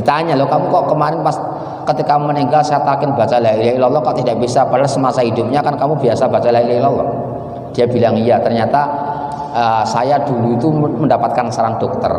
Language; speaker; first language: Indonesian; native; Indonesian